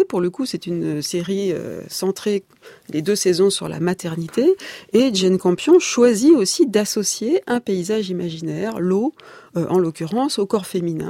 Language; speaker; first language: French; native; French